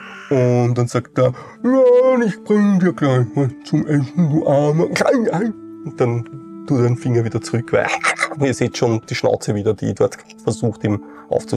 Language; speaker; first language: German; native; German